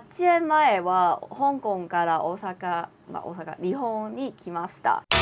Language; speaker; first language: Japanese; non-native, fluent; Cantonese